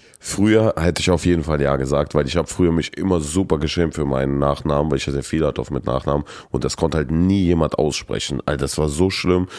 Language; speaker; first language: German; early bilingual, other home language; Russian